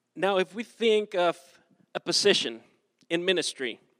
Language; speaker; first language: English; non-native, fluent; Spanish